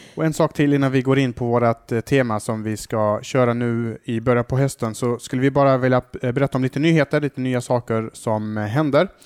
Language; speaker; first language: Swedish; early bilingual, other home language; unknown